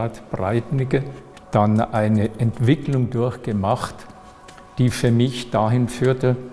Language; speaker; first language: German; native; German